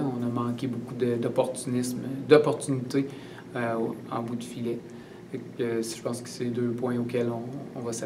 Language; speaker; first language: French; native; French